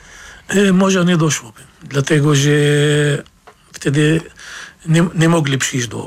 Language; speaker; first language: Polish; non-native, fluent; Arabic